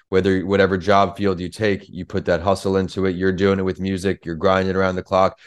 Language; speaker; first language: English; native; English